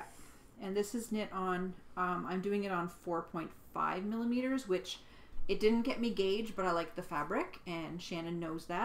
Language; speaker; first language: English; native; English